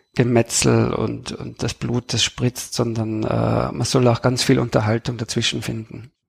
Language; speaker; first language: German; native; German